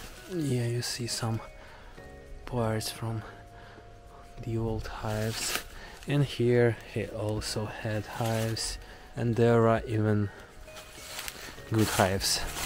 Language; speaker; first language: English; non-native, fluent; Ukrainian